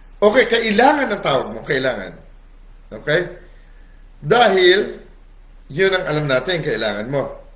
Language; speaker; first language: Filipino; non-native, local second language; Cebuano